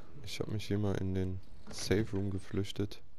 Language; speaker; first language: German; native; German